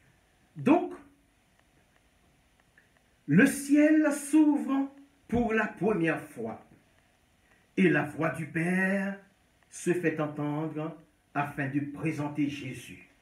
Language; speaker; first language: French; non-native, local second language; Haitian Creole